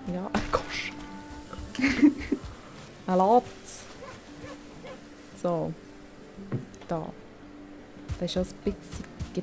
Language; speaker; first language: German; native; German